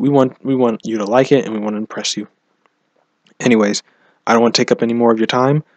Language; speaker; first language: English; native; English